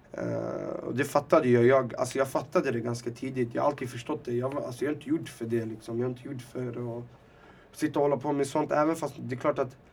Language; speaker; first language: Swedish; early bilingual, other home language; Arabic